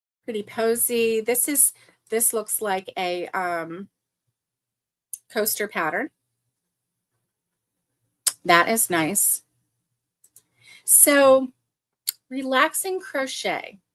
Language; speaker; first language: English; native; English